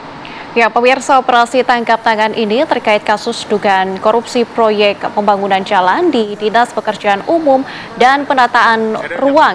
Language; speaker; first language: Indonesian; native; Indonesian